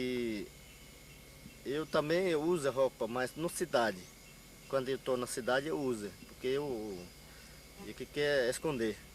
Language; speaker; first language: Portuguese; non-native, local second language; Yanomámi